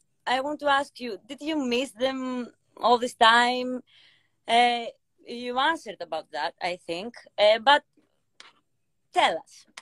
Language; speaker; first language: English; non-native, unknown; Greek